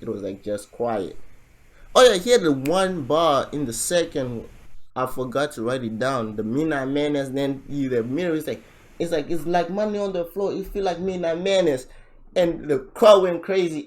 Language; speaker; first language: English; native; English